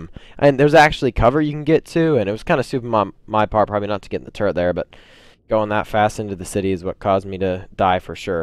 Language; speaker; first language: English; native; English